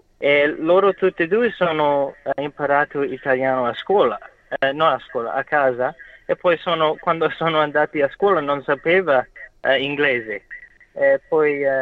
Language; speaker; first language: Italian; non-native, learner; English